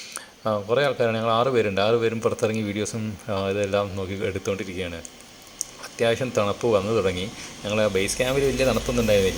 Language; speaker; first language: Malayalam; native; Malayalam